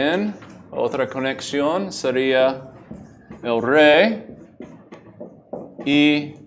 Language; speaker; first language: Spanish; non-native, fluent; English